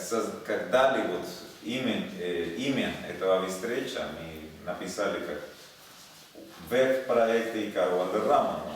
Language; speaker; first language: Russian; non-native, learner; Spanish